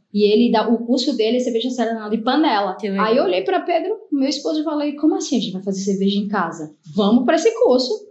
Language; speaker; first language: Portuguese; native; Portuguese